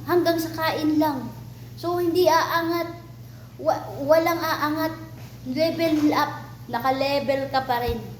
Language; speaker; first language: Filipino; non-native, local second language; Cebuano